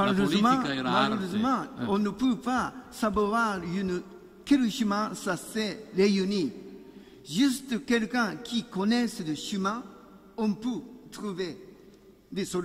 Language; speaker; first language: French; non-native, learner; Japanese